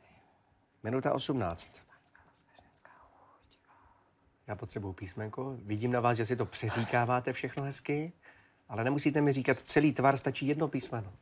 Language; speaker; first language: Czech; native; Czech